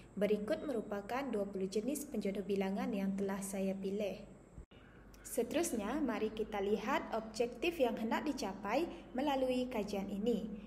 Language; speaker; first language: Malay; non-native, local second language; Iban